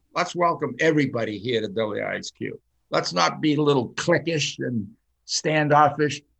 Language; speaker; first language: English; early bilingual, other home language; Finnish